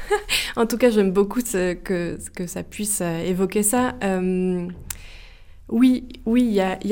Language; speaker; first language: French; native; French